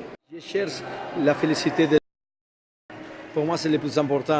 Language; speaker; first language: French; non-native, fluent; Spanish